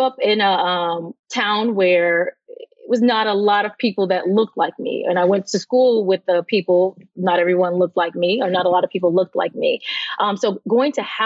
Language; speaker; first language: English; native; English